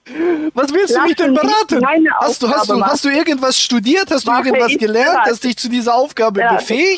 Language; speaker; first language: German; native; German